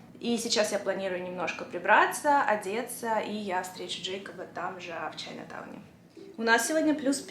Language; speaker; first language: Russian; native; Russian